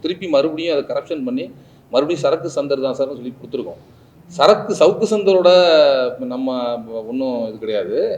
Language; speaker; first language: Tamil; native; Tamil